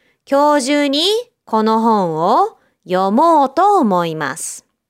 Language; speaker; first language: Japanese; native; Japanese